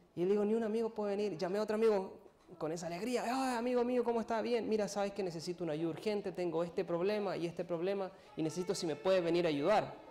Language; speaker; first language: Spanish; native; Spanish